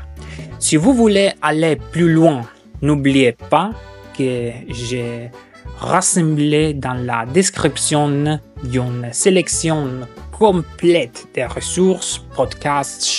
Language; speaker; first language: French; non-native, fluent; German